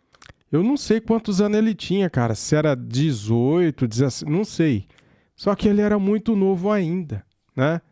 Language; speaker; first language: Portuguese; native; Portuguese